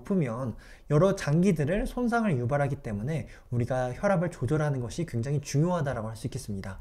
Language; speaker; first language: Korean; native; Korean